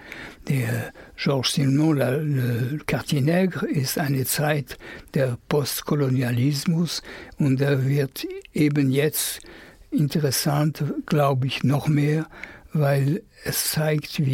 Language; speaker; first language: German; non-native, fluent; French